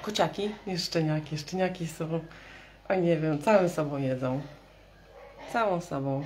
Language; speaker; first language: Polish; native; Polish